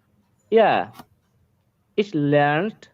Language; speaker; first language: German; non-native, learner; Bangla